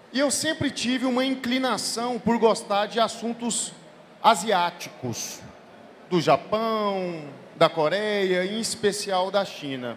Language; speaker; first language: Portuguese; native; Portuguese